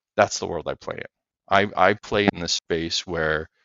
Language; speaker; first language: English; native; English